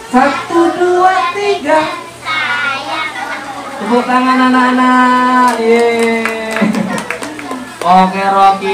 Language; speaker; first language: Indonesian; native; Indonesian